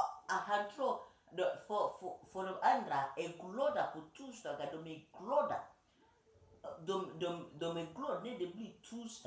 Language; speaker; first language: Swedish; early bilingual, other home language; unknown